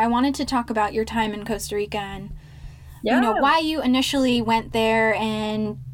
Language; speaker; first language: English; early bilingual, other home language; Spanish